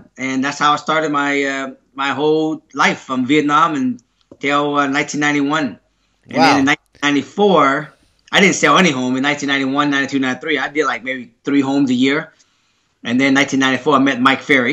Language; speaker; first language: English; early bilingual, other home language; Vietnamese